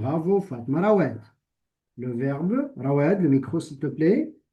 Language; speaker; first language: French; non-native, local second language; Arabic